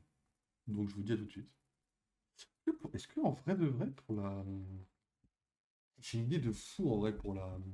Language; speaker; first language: French; native; French